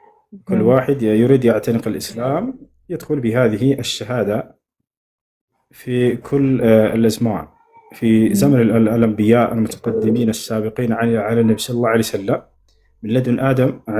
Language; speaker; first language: Arabic; non-native, fluent; Amharic